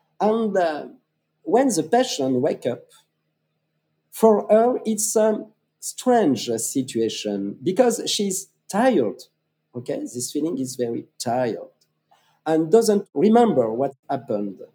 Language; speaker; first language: English; non-native, fluent; French